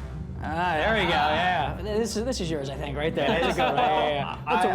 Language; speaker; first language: English; native; English